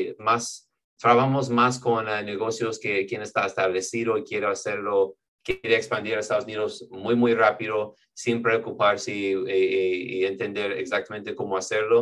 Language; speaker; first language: Spanish; non-native, fluent; English